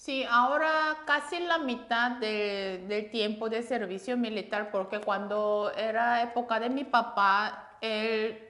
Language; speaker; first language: Spanish; non-native, fluent; Korean